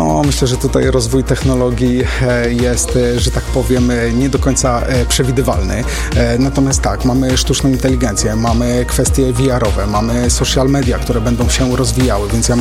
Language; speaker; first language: Polish; native; Polish